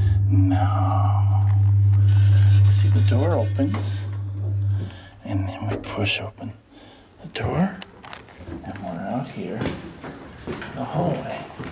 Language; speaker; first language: English; native; English